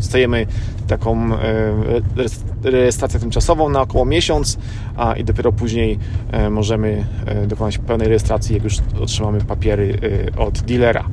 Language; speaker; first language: Polish; native; Polish